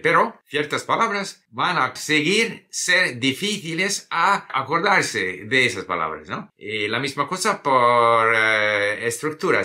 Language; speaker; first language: Spanish; non-native, fluent; English